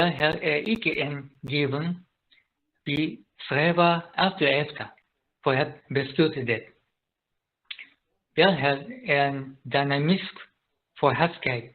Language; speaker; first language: Danish; non-native, learner; Japanese